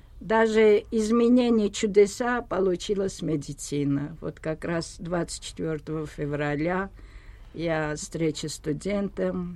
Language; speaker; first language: Russian; non-native, local second language; Armenian